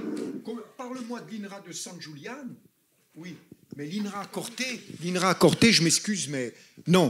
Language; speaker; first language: French; native; French